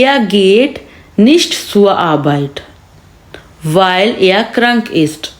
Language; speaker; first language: German; non-native, fluent; Urdu